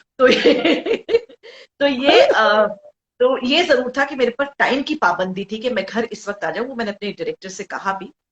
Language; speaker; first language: Hindi; non-native, local second language; Bangla